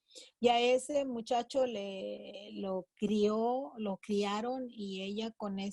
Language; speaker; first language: Spanish; native; Spanish